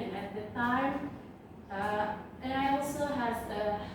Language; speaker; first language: English; non-native, learner; Indonesian